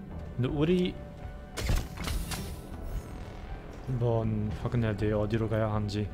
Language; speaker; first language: Korean; non-native, learner; German